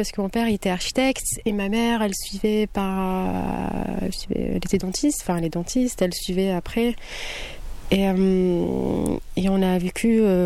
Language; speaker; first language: French; non-native, local second language; Kabyle